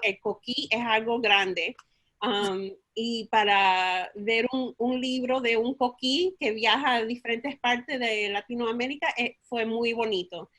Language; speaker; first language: Spanish; early bilingual, heritage; Spanish